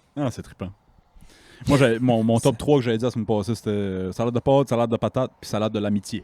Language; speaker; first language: French; native; French